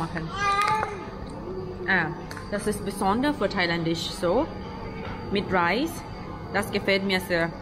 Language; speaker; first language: German; non-native, learner; Thai